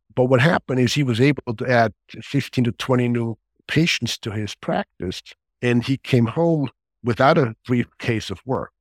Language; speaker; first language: English; non-native, fluent; German